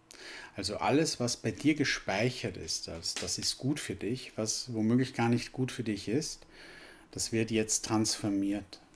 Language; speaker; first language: German; native; German